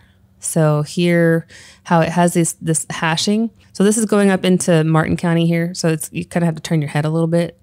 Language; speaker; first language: English; native; English